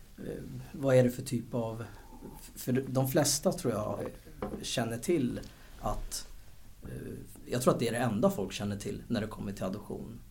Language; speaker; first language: Swedish; native; Swedish